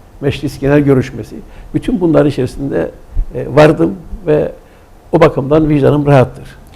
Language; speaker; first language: Turkish; native; Turkish